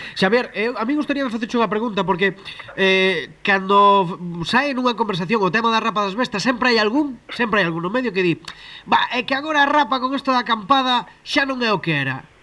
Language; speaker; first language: Galician; native; Galician